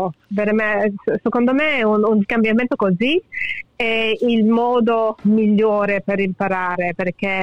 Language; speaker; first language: Italian; early bilingual, heritage; English